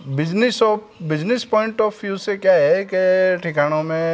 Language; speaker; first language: Hindi; native; Hindi